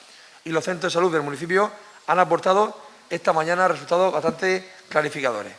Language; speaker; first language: Spanish; native; Spanish